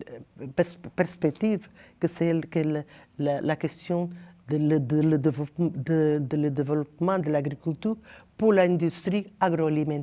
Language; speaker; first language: French; non-native, learner; Portuguese